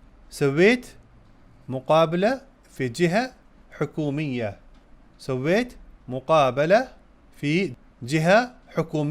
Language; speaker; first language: Arabic; non-native, fluent; Urdu